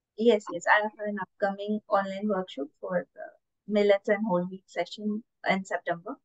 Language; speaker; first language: English; non-native, local second language; Tamil